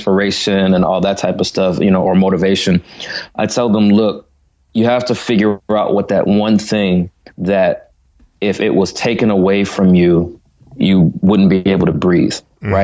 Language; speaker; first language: English; native; English